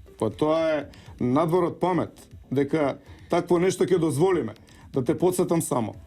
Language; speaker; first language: Macedonian; native; Macedonian